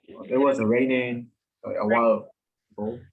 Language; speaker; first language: English; non-native, fluent; Burmese